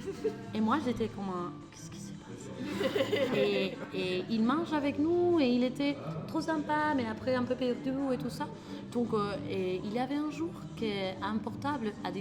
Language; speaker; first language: French; non-native, learner; Spanish